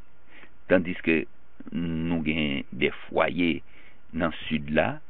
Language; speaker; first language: French; non-native, local second language; Haitian Creole